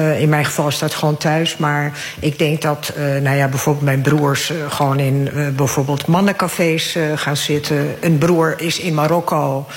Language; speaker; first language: Dutch; early bilingual, other home language; Arabic